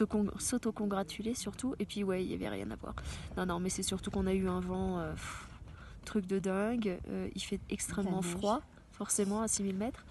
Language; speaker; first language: French; native; French